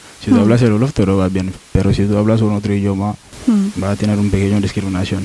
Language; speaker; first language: Spanish; non-native, learner; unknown